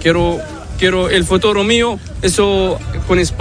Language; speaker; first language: Spanish; non-native, learner; Arabic